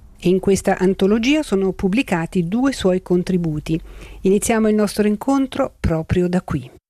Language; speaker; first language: Italian; native; Italian